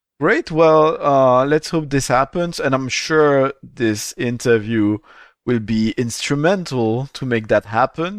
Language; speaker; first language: English; non-native, fluent; French